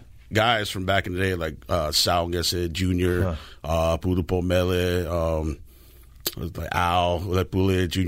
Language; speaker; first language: English; native; English